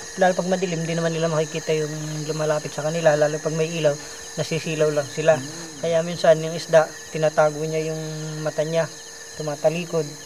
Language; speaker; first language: Filipino; non-native, local second language; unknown